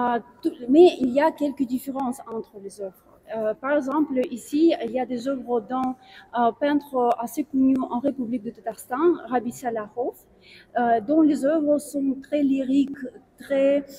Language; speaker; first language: French; non-native, fluent; Russian